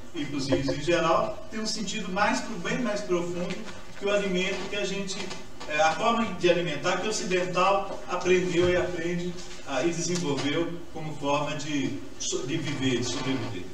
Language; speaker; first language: Portuguese; native; Portuguese